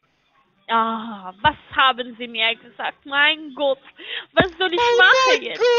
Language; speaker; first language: German; non-native, learner; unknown